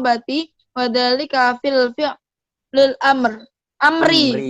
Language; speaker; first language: Arabic; non-native, learner; Indonesian